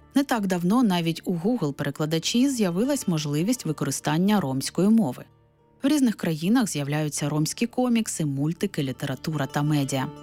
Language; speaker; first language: Ukrainian; native; Ukrainian